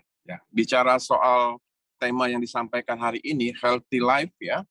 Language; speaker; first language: Indonesian; native; Indonesian